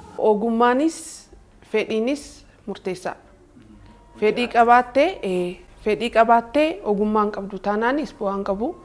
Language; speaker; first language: Oromo; early bilingual, heritage; Oromo